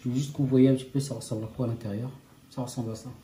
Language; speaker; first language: French; non-native, local second language; Arabic